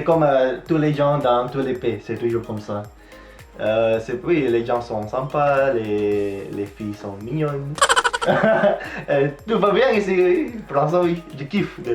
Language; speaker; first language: French; non-native, fluent; Indonesian